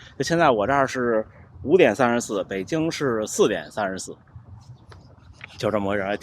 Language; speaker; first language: Chinese; native; Chinese